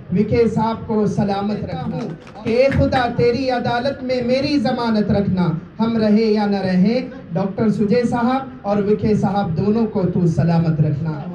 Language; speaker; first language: Urdu; native; Urdu